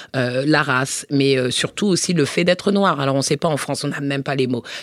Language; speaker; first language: French; native; French